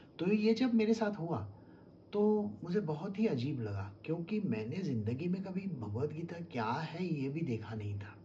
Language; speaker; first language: Hindi; non-native, local second language; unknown